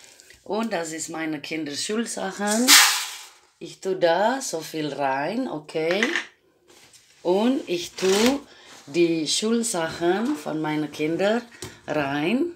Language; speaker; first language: German; non-native, learner; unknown